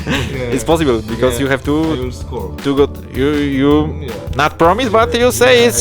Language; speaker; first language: English; non-native, learner; Polish